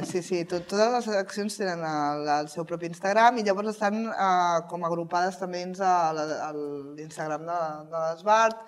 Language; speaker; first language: Catalan; non-native, local second language; Spanish